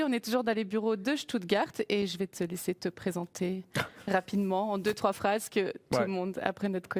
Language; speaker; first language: French; native; French